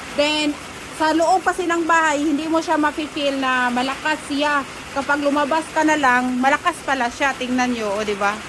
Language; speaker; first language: Filipino; non-native, local second language; Cebuano